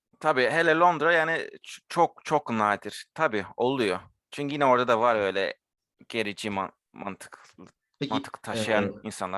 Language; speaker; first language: Turkish; early bilingual, heritage; Turkish